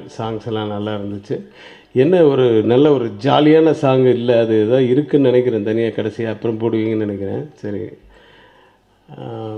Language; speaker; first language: Tamil; native; Tamil